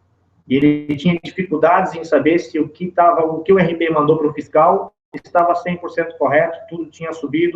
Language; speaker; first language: Portuguese; native; Portuguese